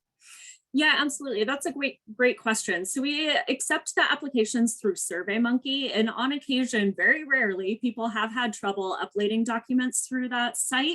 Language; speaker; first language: English; native; English